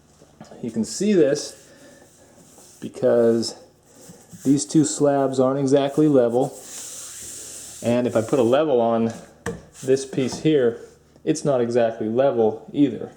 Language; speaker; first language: English; native; English